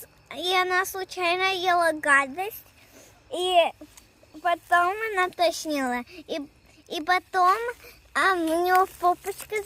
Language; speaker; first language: Russian; early bilingual, heritage; Russian